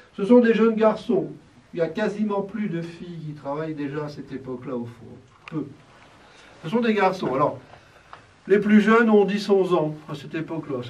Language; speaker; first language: French; native; French